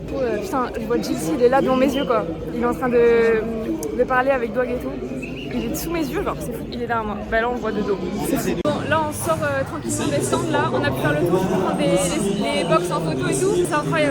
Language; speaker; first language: French; native; French